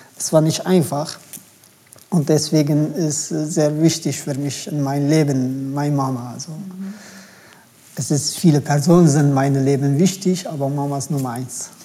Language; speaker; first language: German; non-native, fluent; Turkish